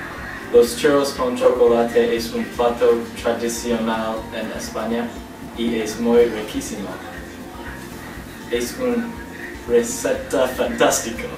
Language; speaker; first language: Spanish; non-native, learner; English